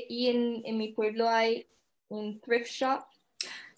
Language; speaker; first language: Spanish; early bilingual, heritage; Spanish